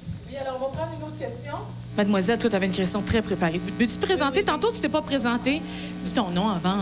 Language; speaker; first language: French; native; French